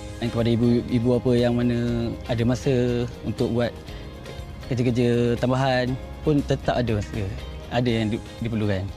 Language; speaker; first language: Malay; native; Malay